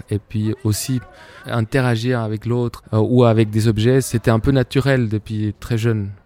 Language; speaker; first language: French; non-native, fluent; Spanish